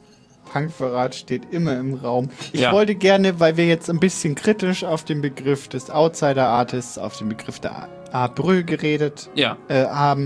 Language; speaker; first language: German; native; German